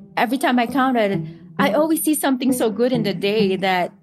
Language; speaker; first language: English; non-native, local second language; Filipino